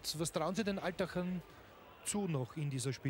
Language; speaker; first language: German; native; German